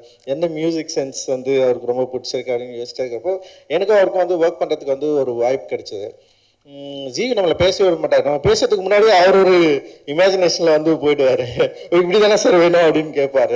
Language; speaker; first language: Tamil; native; Tamil